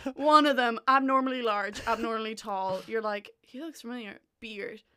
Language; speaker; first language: English; native; English